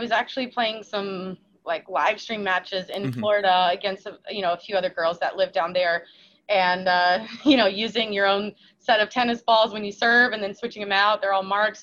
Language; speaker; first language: English; native; English